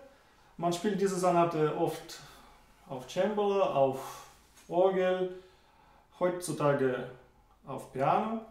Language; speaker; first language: German; non-native, fluent; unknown